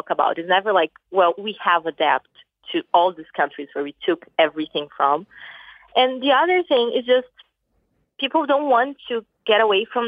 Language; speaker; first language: English; non-native, fluent; Portuguese